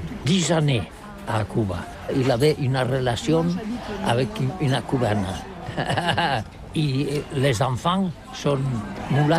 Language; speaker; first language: French; non-native, learner; Catalan